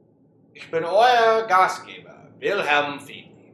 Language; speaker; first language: German; non-native, learner; English